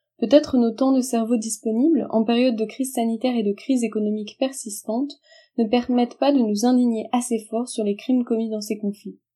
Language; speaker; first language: French; native; French